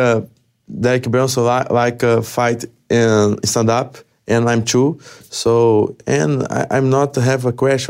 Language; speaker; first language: English; non-native, learner; Portuguese